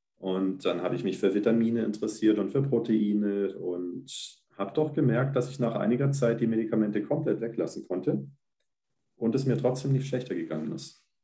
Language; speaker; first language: German; native; German